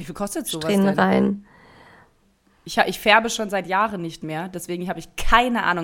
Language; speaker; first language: German; native; German